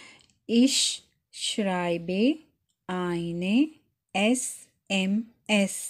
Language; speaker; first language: German; non-native, fluent; Urdu